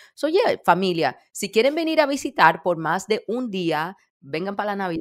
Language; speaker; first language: Spanish; early bilingual, heritage; Spanish